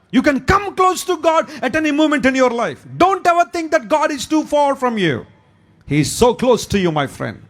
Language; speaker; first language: English; non-native, local second language; Telugu